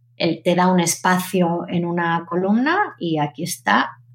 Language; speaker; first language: Spanish; native; Spanish